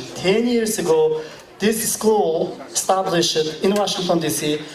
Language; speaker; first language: English; non-native, learner; Mongolian